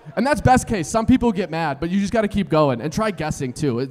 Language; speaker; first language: English; native; English